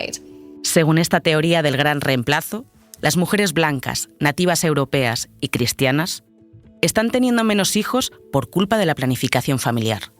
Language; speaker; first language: Spanish; native; Spanish